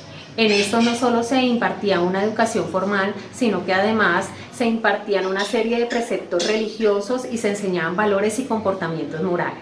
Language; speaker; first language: Spanish; native; Spanish